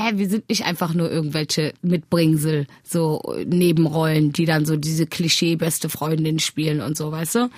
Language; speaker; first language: German; non-native, fluent; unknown